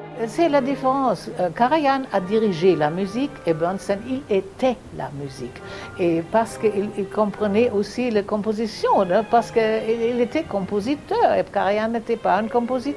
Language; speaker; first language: French; non-native, fluent; German